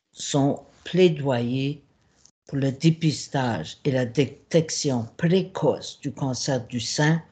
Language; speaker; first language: French; native; French